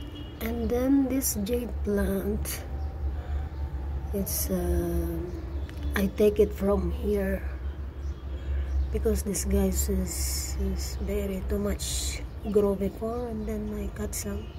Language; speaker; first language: English; non-native, learner; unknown